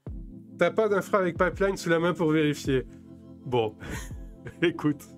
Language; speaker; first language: French; native; French